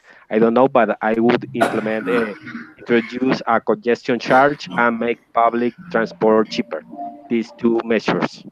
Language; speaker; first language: English; non-native, learner; Spanish